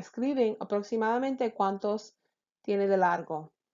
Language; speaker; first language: Spanish; early bilingual, heritage; English